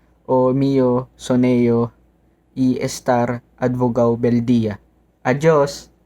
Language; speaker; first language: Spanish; non-native, learner; Filipino